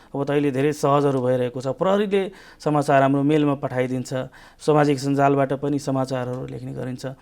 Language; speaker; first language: Nepali; non-native, local second language; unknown